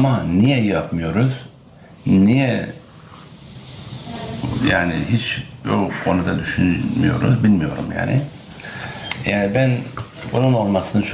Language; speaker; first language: Turkish; non-native, local second language; Kurdish